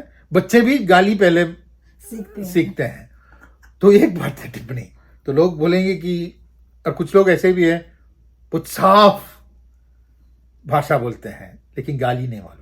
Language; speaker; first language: Hindi; non-native, local second language; Malayalam